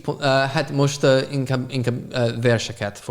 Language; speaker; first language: Hungarian; non-native, fluent; English